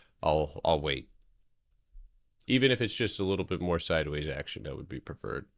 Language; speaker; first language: English; native; English